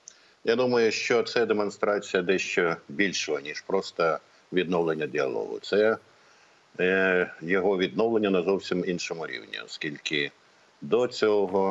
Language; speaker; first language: Ukrainian; native; Ukrainian